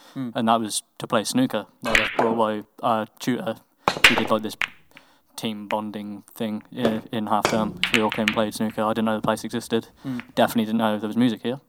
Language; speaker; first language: English; native; English